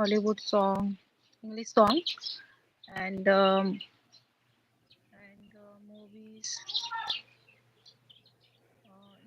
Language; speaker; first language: English; non-native, learner; Hindi